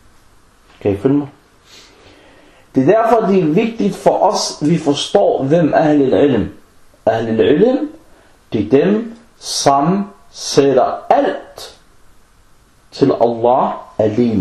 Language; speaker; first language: Danish; non-native, fluent; Arabic